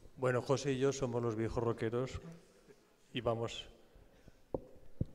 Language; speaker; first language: Spanish; native; Spanish